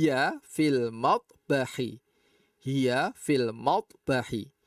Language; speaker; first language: Arabic; non-native, fluent; Indonesian